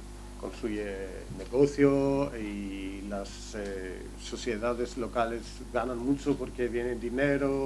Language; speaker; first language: Spanish; non-native, learner; Greek